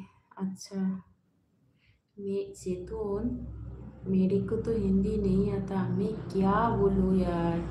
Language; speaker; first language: Hindi; non-native, local second language; Bangla